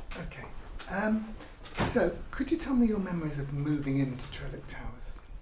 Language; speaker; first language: English; native; English